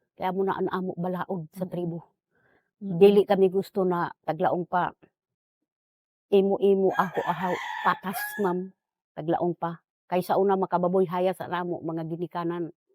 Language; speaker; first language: Cebuano; non-native, local second language; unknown